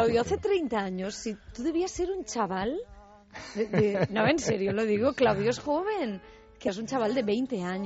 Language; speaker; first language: Spanish; native; Spanish